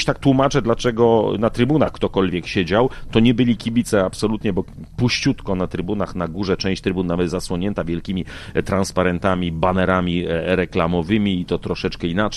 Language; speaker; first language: Polish; native; Polish